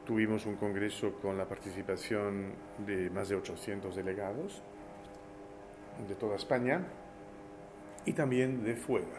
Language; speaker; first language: Spanish; early bilingual, heritage; Spanish